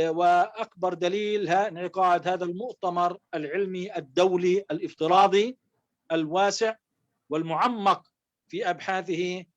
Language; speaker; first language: Arabic; native; Arabic